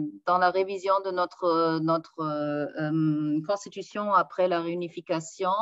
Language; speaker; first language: French; non-native, fluent; German